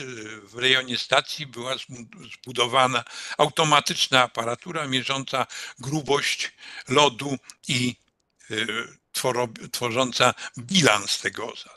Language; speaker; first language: Polish; native; Polish